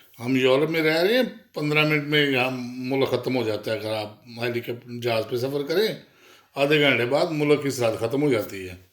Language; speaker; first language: Urdu; non-native, local second language; Punjabi